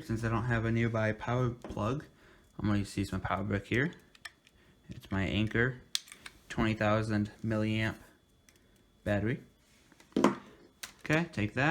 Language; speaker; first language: English; native; English